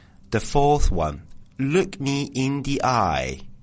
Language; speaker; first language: English; non-native, fluent; Chinese